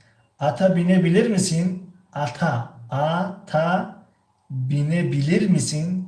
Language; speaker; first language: Turkish; non-native, fluent; Tajik